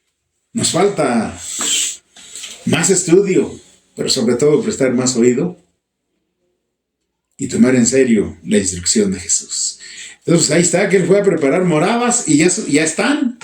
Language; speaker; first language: Spanish; native; Spanish